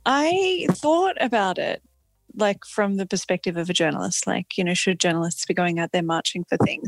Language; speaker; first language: English; native; English